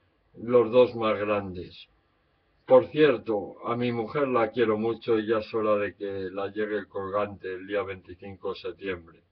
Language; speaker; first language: Spanish; native; Spanish